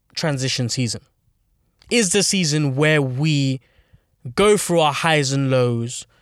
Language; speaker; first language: English; native; English